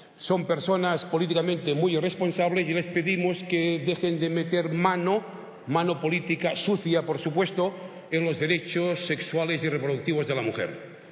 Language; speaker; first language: Spanish; non-native, local second language; Catalan